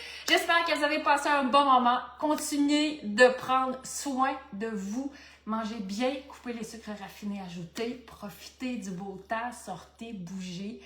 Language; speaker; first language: French; native; French